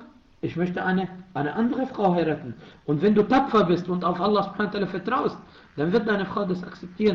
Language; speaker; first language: German; non-native, fluent; Arabic